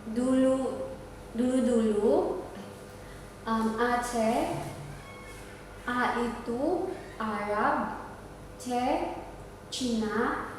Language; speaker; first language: Indonesian; non-native, learner; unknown